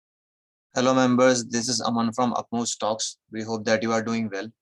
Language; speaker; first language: English; non-native, local second language; Hindi